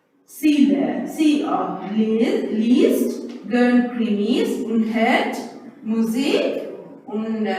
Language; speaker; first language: German; non-native, learner; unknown